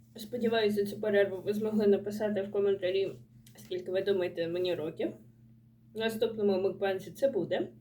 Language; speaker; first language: Ukrainian; non-native, local second language; Russian